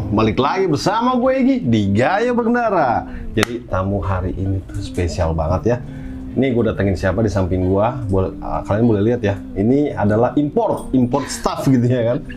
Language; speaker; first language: Indonesian; native; Indonesian